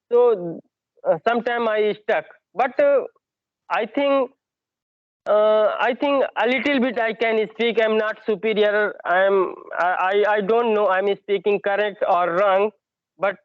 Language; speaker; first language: English; non-native, learner; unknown